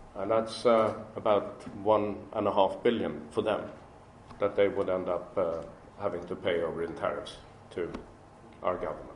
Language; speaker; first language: English; non-native, fluent; Swedish